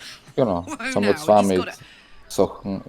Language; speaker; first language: German; native; German